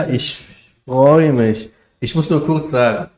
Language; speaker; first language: German; non-native, fluent; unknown